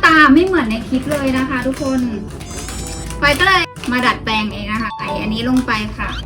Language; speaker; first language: Thai; native; Thai